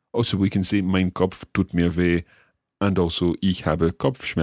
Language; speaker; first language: German; non-native, learner; English